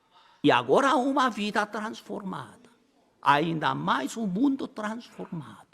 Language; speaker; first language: Portuguese; non-native, learner; Korean